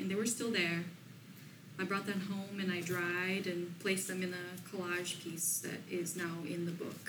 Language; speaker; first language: English; non-native, fluent; Portuguese